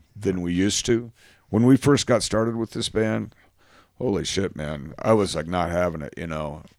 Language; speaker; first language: English; native; English